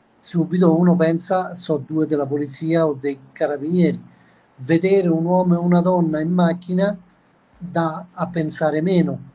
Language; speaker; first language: Italian; native; Italian